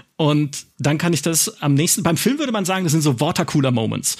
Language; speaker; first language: German; native; German